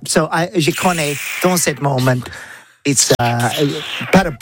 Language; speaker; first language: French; non-native, learner; English